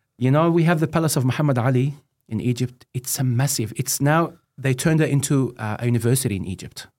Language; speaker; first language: English; non-native, fluent; Arabic